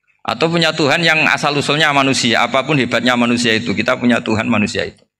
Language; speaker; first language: Indonesian; non-native, local second language; Javanese